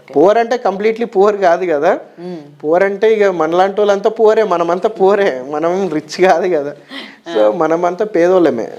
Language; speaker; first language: Telugu; native; Telugu